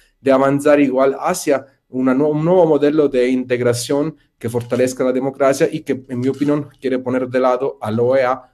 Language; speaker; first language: Spanish; non-native, fluent; Italian